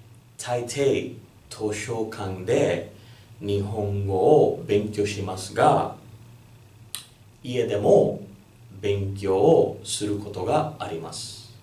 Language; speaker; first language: Japanese; non-native, learner; English